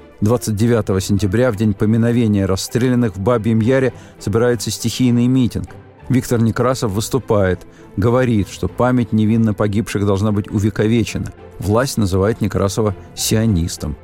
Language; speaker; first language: Russian; native; Russian